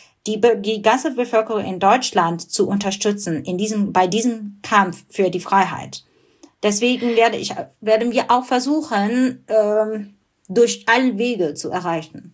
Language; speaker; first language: German; non-native, fluent; Burmese